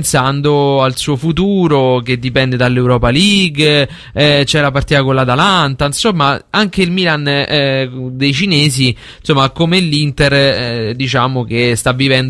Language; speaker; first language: Italian; native; Italian